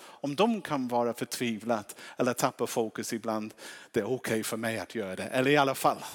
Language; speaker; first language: Swedish; non-native, fluent; English